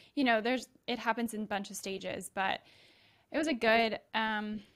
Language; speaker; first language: English; native; English